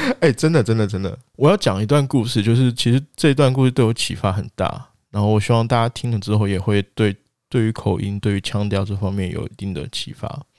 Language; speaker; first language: Chinese; non-native, local second language; Wu Chinese